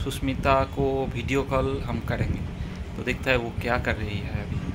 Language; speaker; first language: Hindi; non-native, local second language; Bangla